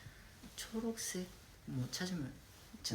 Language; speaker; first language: Korean; non-native, fluent; Japanese